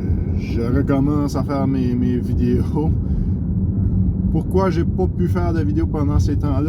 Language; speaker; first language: French; native; French